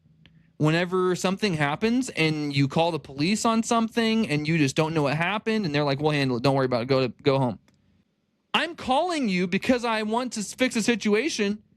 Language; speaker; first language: English; native; English